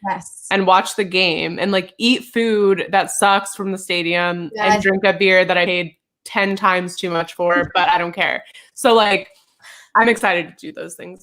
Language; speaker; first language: English; native; English